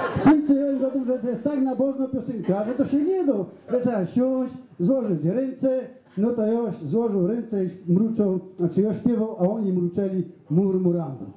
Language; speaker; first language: Polish; native; Polish